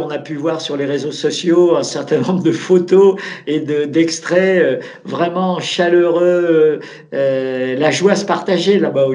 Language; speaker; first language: French; native; French